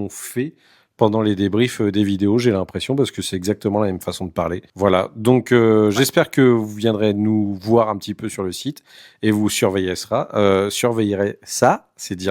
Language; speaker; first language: French; native; French